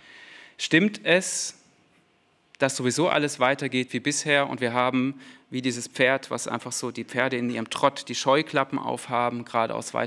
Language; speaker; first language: German; native; German